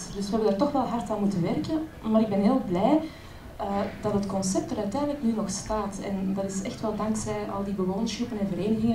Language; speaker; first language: Dutch; native; Dutch